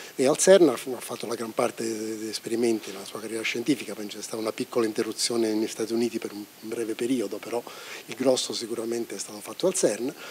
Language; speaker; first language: Italian; native; Italian